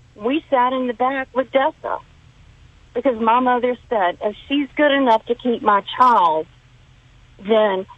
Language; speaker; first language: English; native; English